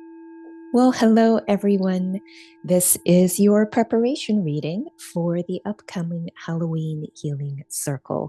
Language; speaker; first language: English; native; English